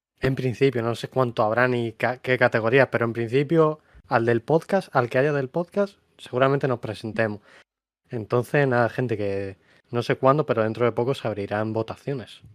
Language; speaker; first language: Spanish; native; Spanish